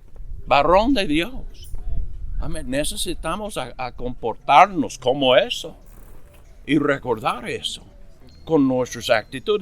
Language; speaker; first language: Spanish; non-native, fluent; English